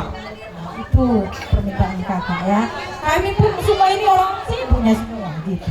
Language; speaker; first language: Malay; non-native, local second language; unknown